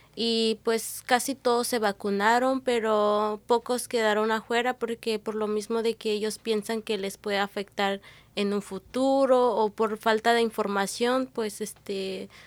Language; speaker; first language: Spanish; non-native, local second language; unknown